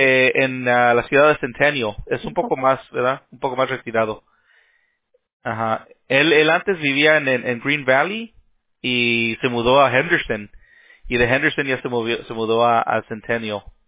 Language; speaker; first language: Spanish; early bilingual, heritage; Spanish